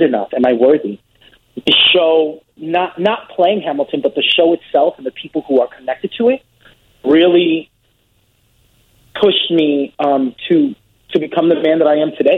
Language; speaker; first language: English; native; English